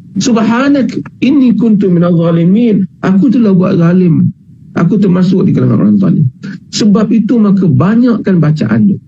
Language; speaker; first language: Malay; native; Malay